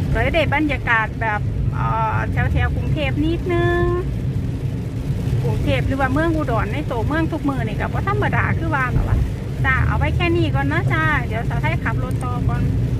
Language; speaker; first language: Thai; native; Thai